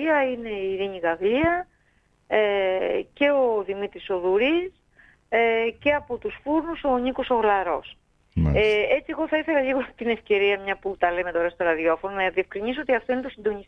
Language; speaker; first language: Greek; native; Greek